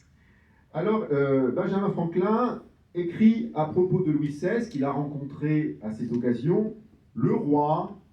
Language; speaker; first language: French; native; French